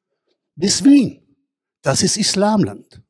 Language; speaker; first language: German; non-native, fluent; Hebrew